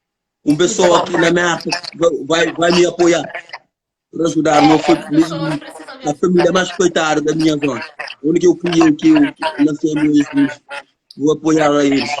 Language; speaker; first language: Portuguese; non-native, learner; Kabuverdianu